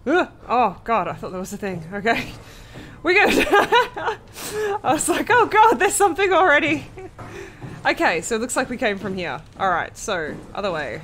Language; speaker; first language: English; native; English